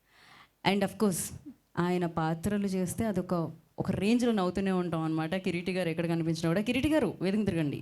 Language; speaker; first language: Telugu; native; Telugu